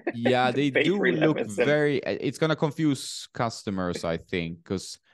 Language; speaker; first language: English; non-native, fluent; Swedish